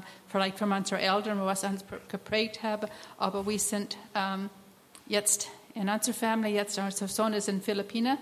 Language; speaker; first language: German; non-native, learner; English